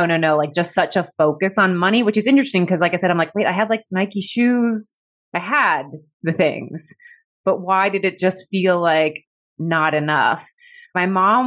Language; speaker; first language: English; native; English